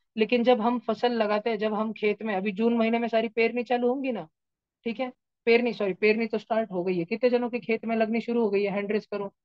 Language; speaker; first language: Hindi; non-native, local second language; Marathi